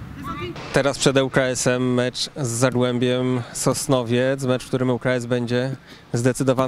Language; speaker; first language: Polish; native; Polish